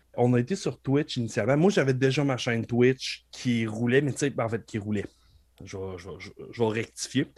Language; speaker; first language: French; native; French